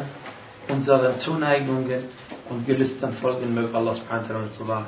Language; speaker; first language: German; non-native, fluent; Arabic